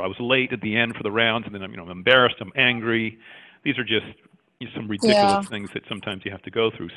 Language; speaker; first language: English; native; English